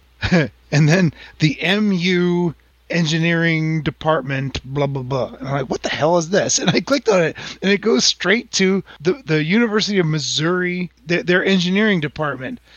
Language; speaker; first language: English; native; English